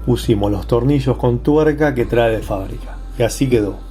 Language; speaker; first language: Spanish; native; Spanish